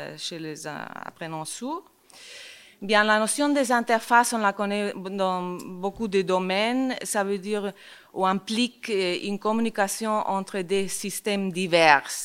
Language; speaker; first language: French; non-native, fluent; Spanish